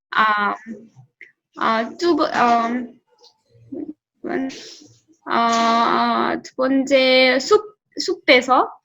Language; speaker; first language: Korean; non-native, learner; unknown